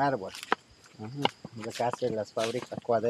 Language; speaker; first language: Spanish; non-native, local second language; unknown